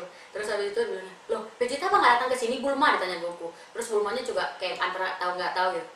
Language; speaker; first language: Indonesian; native; Indonesian